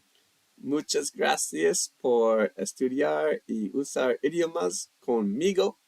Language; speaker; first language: Spanish; non-native, learner; English